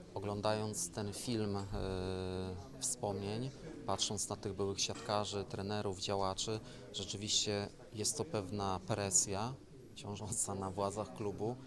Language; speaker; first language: Polish; native; Polish